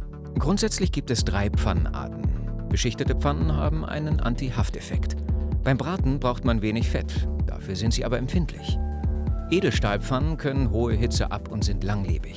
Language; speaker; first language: German; native; German